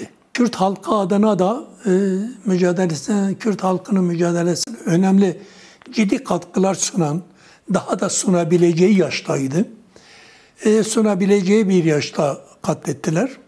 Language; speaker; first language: Turkish; non-native, local second language; Kurdish